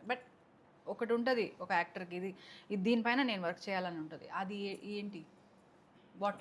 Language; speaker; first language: Telugu; non-native, fluent; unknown